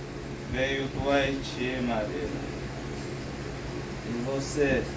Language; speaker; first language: Portuguese; non-native, learner; Haitian Creole